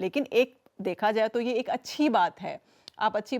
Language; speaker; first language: Hindi; native; Hindi